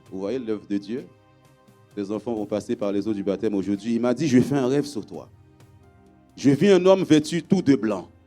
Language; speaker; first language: French; non-native, local second language; Haitian Creole